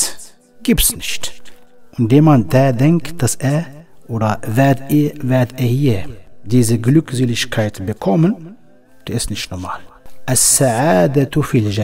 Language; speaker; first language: German; non-native, fluent; Arabic